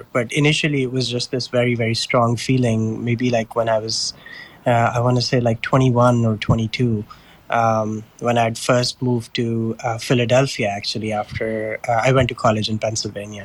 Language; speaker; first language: English; non-native, local second language; Urdu